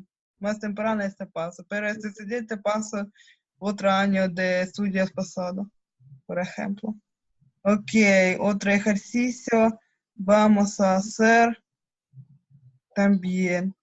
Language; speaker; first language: Spanish; non-native, learner; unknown